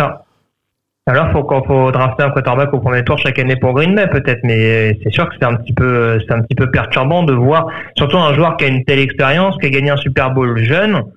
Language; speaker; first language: French; native; French